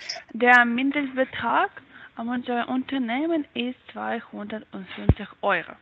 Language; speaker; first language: German; non-native, learner; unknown